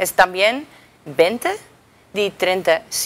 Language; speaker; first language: Spanish; non-native, learner; Dutch